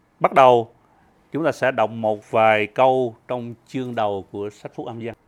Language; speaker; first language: Vietnamese; early bilingual, heritage; Vietnamese